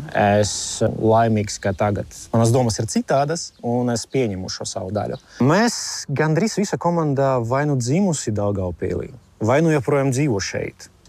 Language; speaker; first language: Latvian; non-native, local second language; Russian